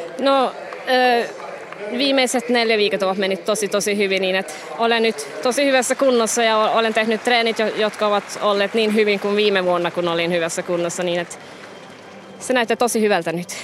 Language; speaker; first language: Finnish; non-native, fluent; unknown